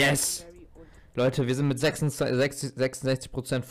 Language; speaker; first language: German; native; German